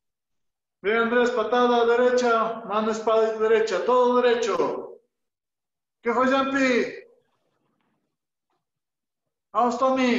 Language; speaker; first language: Spanish; native; Spanish